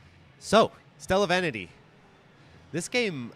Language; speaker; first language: English; native; English